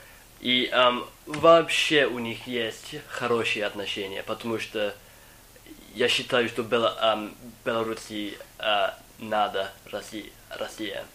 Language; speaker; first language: Russian; non-native, fluent; English